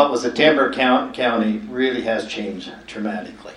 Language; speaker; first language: English; native; English